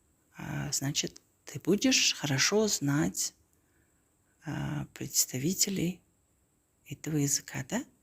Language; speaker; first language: Russian; non-native, local second language; Kazakh